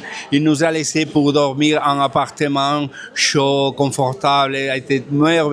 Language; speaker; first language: French; non-native, fluent; Spanish